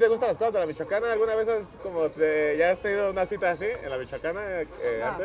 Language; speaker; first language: Spanish; native; Spanish